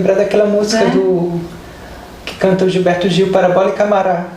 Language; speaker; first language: Portuguese; native; Portuguese